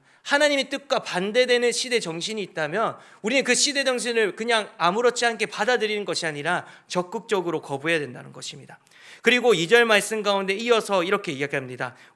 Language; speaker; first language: Korean; native; Korean